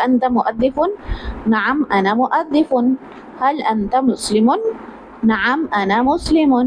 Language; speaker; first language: Arabic; non-native, fluent; Urdu